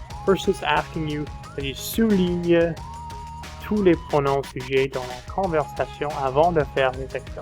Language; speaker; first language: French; non-native, fluent; English